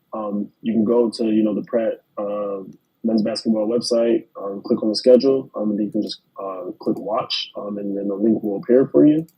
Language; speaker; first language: English; native; English